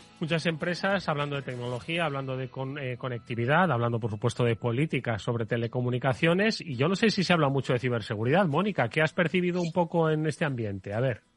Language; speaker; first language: Spanish; native; Spanish